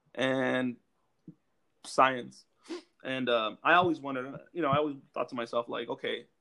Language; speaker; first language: English; native; English